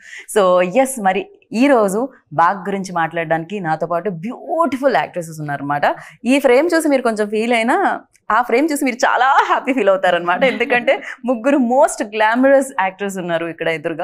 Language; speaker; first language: Telugu; native; Telugu